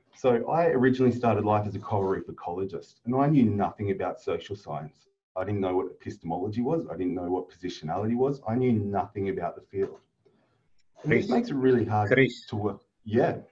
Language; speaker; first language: English; native; English